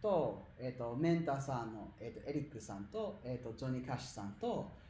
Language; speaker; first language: Japanese; non-native, fluent; English